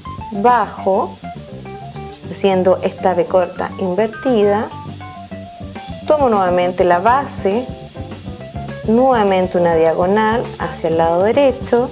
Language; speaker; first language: Spanish; native; Spanish